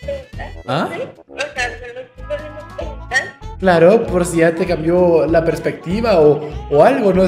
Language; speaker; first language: Spanish; native; Spanish